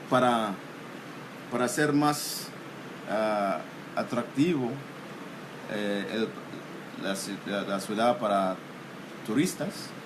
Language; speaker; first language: Spanish; non-native, local second language; English